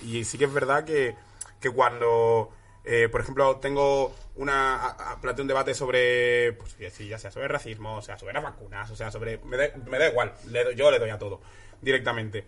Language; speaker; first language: Spanish; early bilingual, other home language; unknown